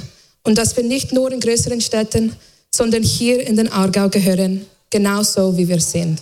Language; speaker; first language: German; non-native, fluent; English